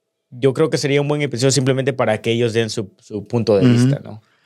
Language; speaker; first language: Spanish; early bilingual, heritage; Spanish